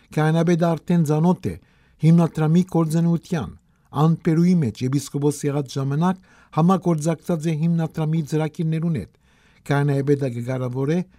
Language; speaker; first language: Armenian; early bilingual, heritage; Armenian